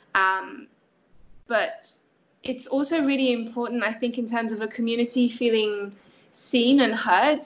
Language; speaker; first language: English; non-native, fluent; French